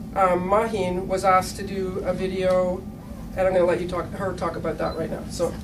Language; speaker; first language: English; native; English